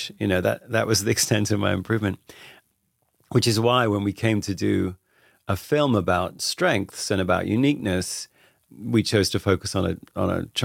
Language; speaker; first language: English; native; English